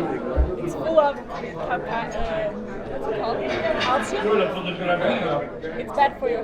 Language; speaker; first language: English; non-native, fluent; Italian